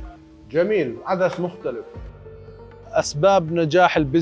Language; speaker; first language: Arabic; native; Arabic